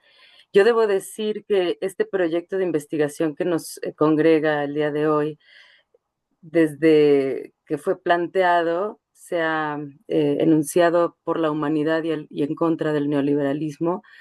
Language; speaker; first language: Spanish; native; Spanish